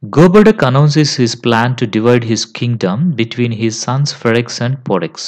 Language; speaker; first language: English; non-native, local second language; Telugu